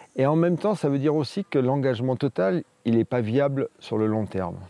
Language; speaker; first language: French; native; French